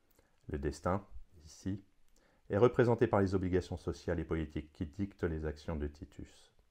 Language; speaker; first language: French; native; French